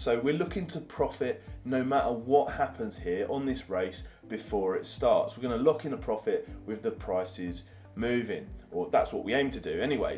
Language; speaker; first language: English; native; English